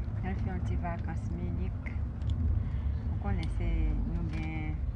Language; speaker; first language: French; non-native, learner; Haitian Creole